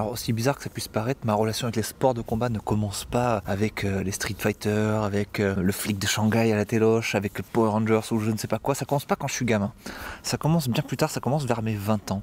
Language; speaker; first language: French; native; French